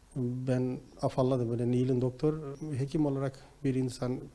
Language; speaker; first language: Turkish; non-native, fluent; Nepali